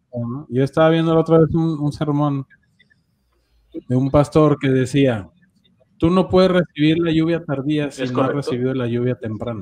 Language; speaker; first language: Spanish; native; Spanish